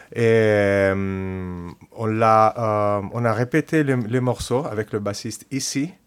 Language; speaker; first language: French; non-native, fluent; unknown